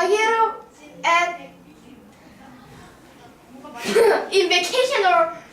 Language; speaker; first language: English; non-native, learner; Korean